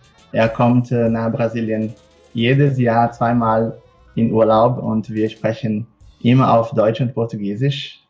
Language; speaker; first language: German; non-native, fluent; Portuguese